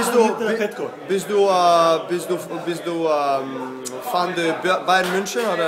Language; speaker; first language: German; non-native, learner; Serbian